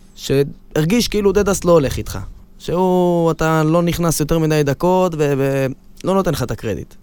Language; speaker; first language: Hebrew; native; Hebrew